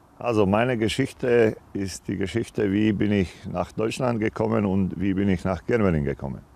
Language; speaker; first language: German; non-native, fluent; Croatian